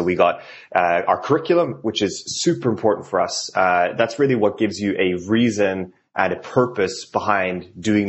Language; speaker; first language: English; non-native, fluent; Norwegian